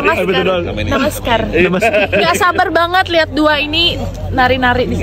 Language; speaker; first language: Indonesian; native; Indonesian